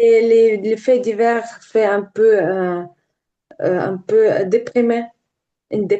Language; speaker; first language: French; non-native, learner; Ukrainian